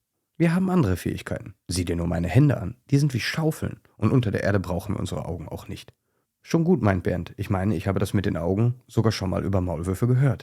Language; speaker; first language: German; native; German